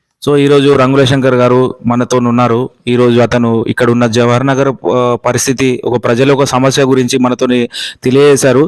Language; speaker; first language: Telugu; native; Telugu